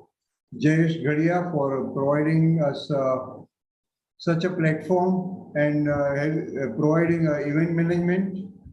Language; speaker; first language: English; non-native, local second language; Hindi